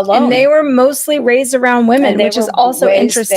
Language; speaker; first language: English; native; English